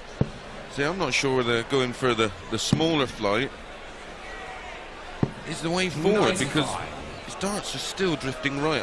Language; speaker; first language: English; native; English